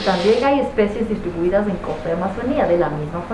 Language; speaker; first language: Spanish; native; Spanish